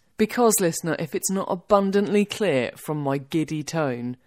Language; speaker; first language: English; native; English